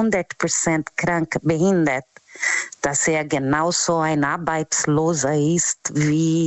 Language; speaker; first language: German; non-native, fluent; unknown